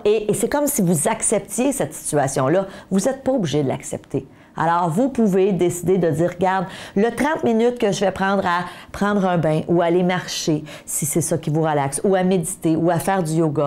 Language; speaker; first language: French; native; French